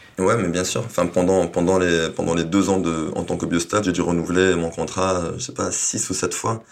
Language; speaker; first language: French; non-native, local second language; Arabic